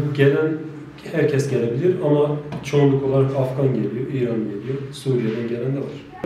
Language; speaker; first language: Turkish; native; Turkish